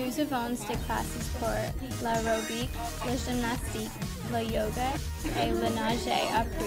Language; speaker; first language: French; non-native, learner; English